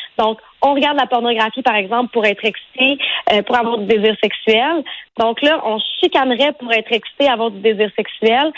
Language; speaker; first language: French; native; French